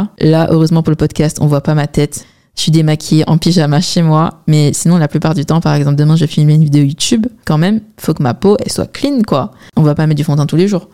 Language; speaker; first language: French; early bilingual, other home language; Chinese